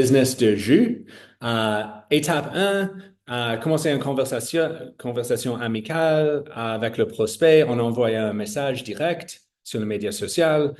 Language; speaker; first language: French; non-native, fluent; English